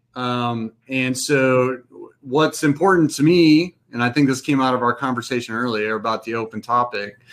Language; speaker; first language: English; native; English